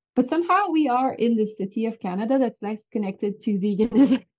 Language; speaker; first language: English; non-native, fluent; French